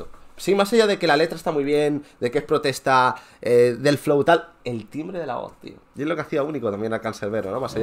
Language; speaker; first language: Spanish; native; Spanish